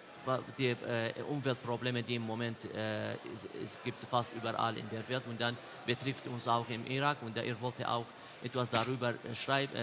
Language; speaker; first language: German; non-native, learner; Central Kurdish